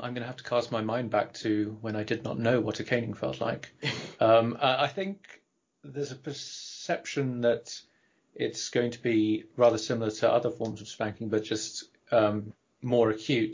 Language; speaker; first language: English; native; English